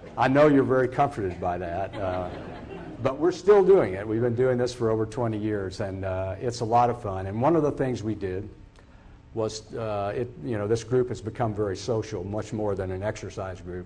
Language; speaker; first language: English; native; English